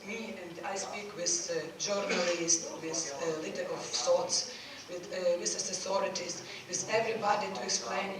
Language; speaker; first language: English; non-native, learner; Ukrainian